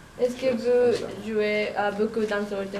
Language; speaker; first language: French; non-native, learner; English